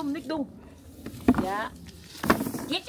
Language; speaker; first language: German; non-native, learner; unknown